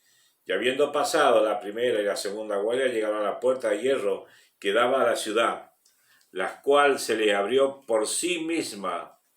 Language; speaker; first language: Spanish; native; Spanish